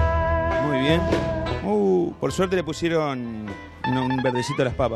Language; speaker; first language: Spanish; native; Spanish